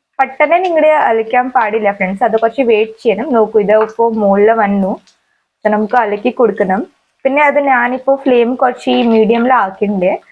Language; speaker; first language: Malayalam; non-native, local second language; Hindi